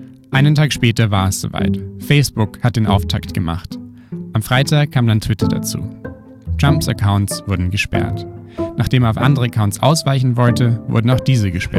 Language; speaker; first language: German; native; German